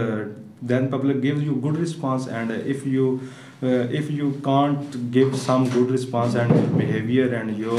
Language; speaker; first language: English; non-native, learner; Punjabi